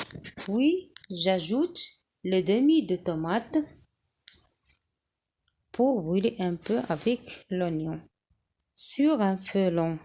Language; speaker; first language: French; non-native, local second language; Arabic